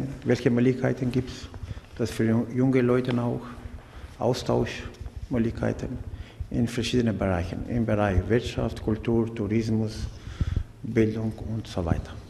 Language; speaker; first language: German; non-native, learner; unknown